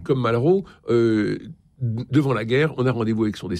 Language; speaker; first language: French; native; French